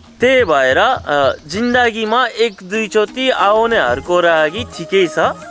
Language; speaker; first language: Nepali; non-native, fluent; Japanese